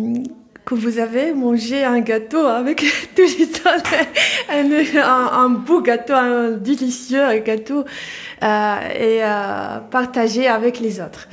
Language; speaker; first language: French; non-native, learner; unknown